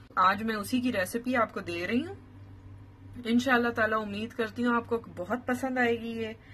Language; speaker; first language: Urdu; native; Urdu